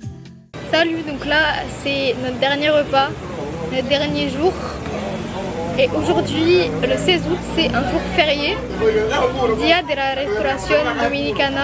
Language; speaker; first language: French; native; French